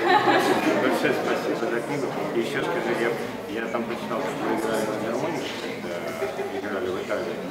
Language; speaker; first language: Russian; non-native, local second language; Latvian